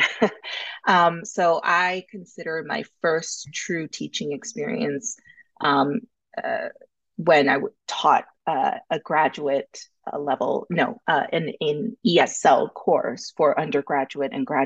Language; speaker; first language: English; early bilingual, other home language; Korean